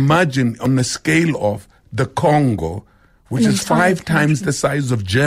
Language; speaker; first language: English; non-native, local second language; Xhosa